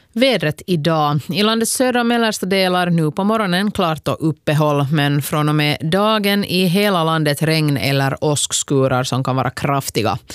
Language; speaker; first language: Swedish; native; Swedish